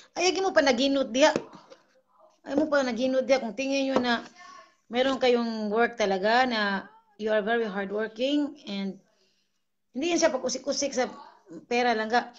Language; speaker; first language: Filipino; non-native, local second language; Cebuano